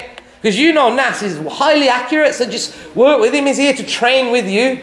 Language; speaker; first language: English; native; English